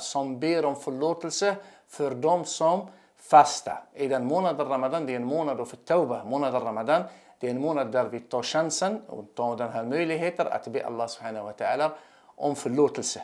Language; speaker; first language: Swedish; non-native, fluent; Arabic